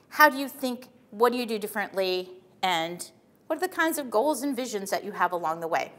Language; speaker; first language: English; native; English